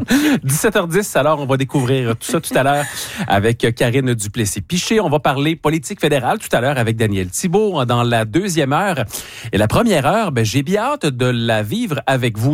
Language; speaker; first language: French; native; French